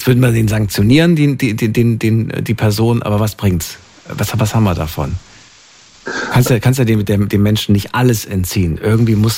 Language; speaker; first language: German; native; German